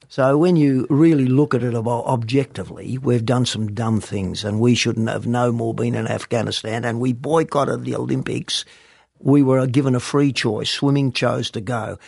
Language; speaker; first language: English; native; English